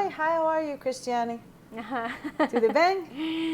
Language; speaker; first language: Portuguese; non-native, fluent; English